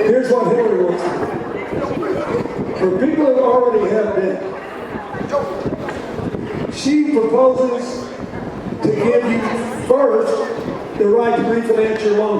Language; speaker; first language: English; native; English